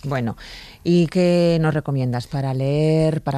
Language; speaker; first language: Spanish; native; Spanish